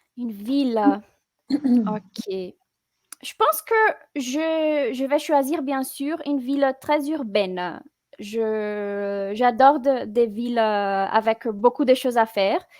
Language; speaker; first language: French; non-native, fluent; Portuguese